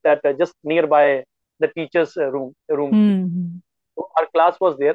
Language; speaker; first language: English; non-native, local second language; Punjabi